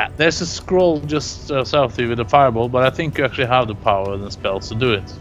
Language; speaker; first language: English; non-native, fluent; Norwegian